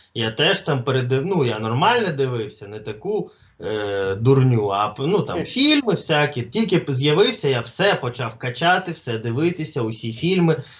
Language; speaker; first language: Ukrainian; non-native, local second language; Russian